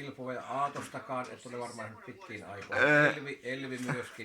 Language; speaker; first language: Finnish; native; Finnish